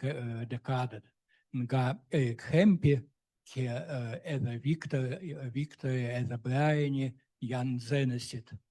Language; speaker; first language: Albanian; non-native, fluent; Russian